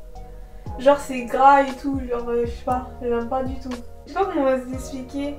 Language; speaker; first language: French; native; French